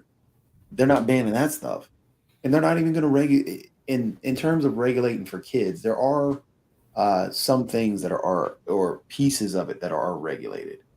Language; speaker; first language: English; native; English